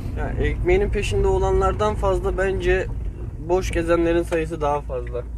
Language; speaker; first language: Turkish; native; Turkish